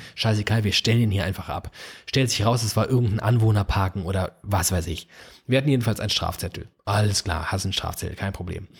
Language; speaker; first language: German; native; German